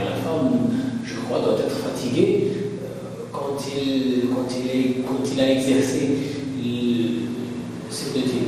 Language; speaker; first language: French; non-native, learner; Arabic